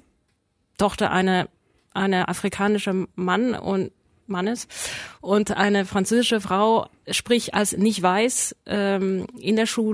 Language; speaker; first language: German; non-native, fluent; French